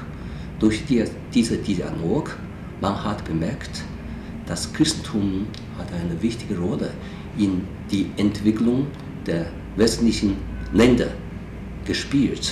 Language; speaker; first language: German; non-native, fluent; Chinese